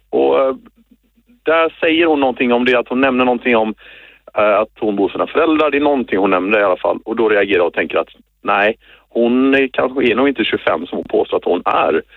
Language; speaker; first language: Swedish; native; Swedish